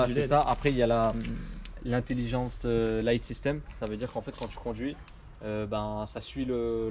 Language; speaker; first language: French; native; French